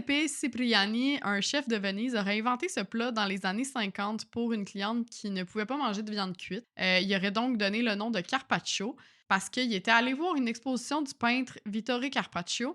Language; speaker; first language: French; native; French